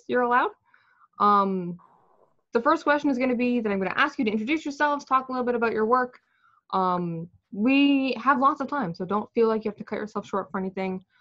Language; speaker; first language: English; native; English